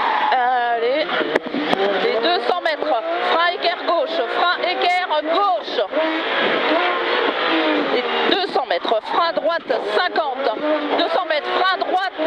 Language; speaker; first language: French; native; French